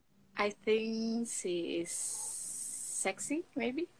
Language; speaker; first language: English; non-native, learner; Indonesian